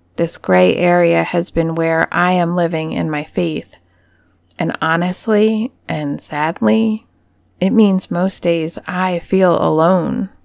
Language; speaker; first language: English; native; English